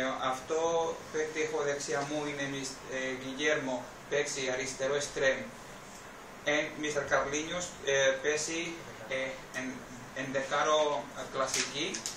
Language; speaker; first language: Greek; non-native, learner; Spanish